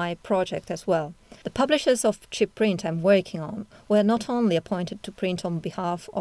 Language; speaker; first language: English; non-native, fluent; Italian